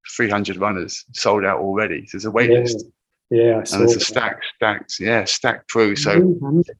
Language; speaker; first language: English; native; English